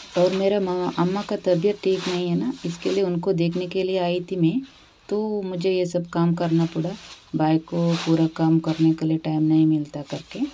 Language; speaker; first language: Hindi; non-native, local second language; Kannada